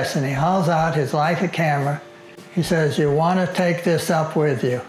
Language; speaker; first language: English; native; English